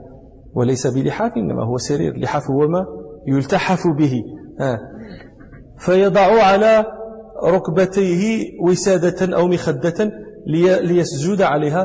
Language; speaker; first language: Arabic; native; Arabic